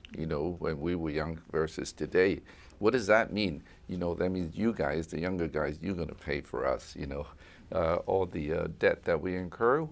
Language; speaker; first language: English; non-native, local second language; Cantonese